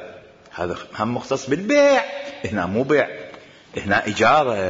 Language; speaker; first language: Arabic; native; Arabic